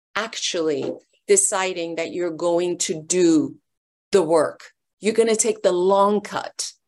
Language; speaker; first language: English; early bilingual, other home language; Persian